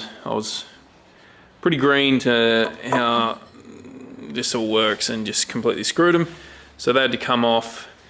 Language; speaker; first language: English; native; English